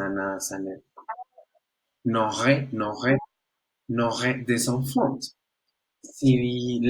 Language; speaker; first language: French; non-native, learner; Spanish